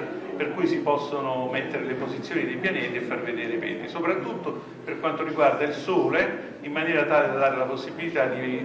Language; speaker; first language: Italian; native; Italian